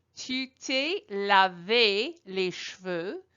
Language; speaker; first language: French; non-native, fluent; English